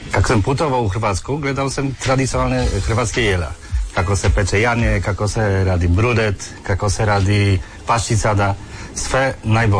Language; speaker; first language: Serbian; non-native, learner; Polish